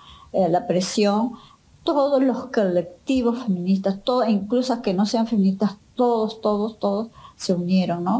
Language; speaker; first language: Spanish; native; Spanish